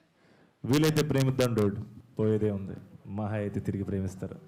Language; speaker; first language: Telugu; native; Telugu